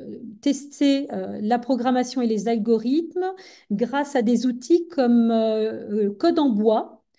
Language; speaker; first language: French; native; French